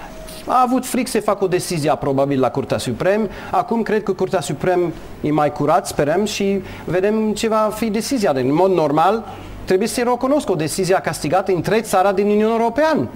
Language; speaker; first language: Romanian; non-native, learner; English